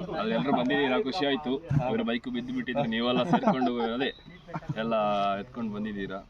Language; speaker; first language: Kannada; non-native, local second language; Kodava